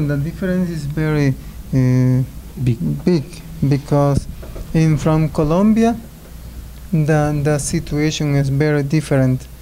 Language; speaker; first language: English; non-native, learner; Spanish